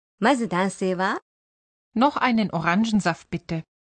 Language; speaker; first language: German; non-native, fluent; Japanese